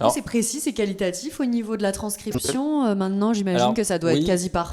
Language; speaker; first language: French; native; French